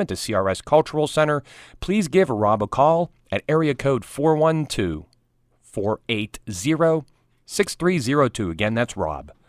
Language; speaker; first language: English; native; English